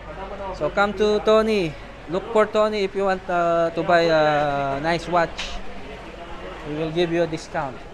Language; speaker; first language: English; non-native, local second language; Filipino